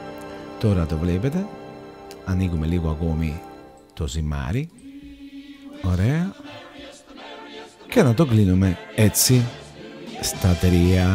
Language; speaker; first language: Greek; non-native, learner; Italian